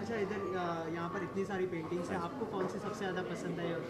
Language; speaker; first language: Hindi; native; Hindi